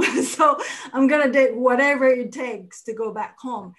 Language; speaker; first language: English; non-native, fluent; Chinese